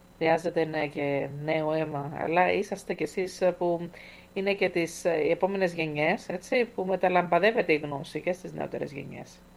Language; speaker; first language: Greek; early bilingual, heritage; English